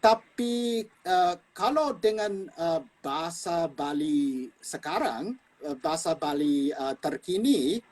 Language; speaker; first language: Indonesian; non-native, fluent; English